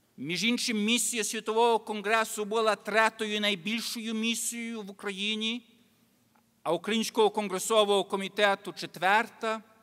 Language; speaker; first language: Ukrainian; early bilingual, heritage; Ukrainian